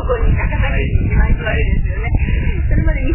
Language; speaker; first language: Japanese; native; Japanese